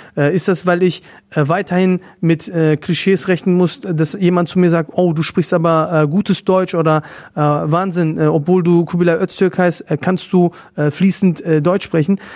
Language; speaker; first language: German; native; German